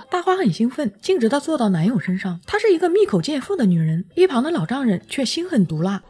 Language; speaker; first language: Chinese; native; Chinese